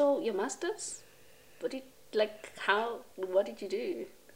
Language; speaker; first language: English; non-native, local second language; Tswana